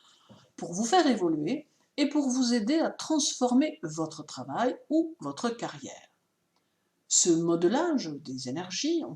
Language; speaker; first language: French; native; French